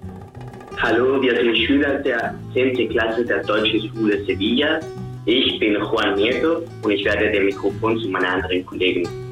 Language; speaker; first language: German; non-native, fluent; Spanish